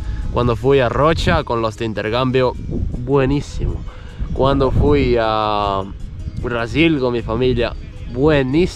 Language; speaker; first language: Spanish; non-native, fluent; Estonian